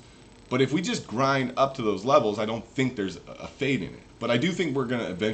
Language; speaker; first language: English; native; English